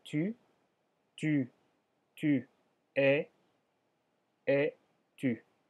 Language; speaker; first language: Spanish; non-native, fluent; French